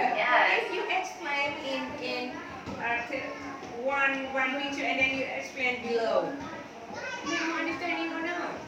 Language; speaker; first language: English; non-native, learner; Thai